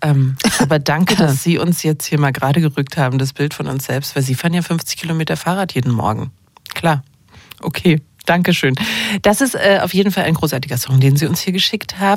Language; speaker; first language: German; native; German